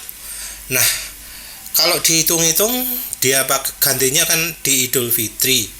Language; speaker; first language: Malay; non-native, local second language; Javanese